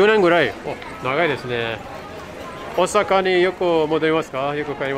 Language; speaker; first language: Japanese; non-native, learner; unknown